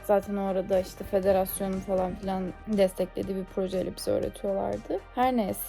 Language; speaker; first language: Turkish; native; Turkish